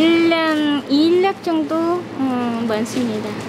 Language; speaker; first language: Korean; non-native, learner; Vietnamese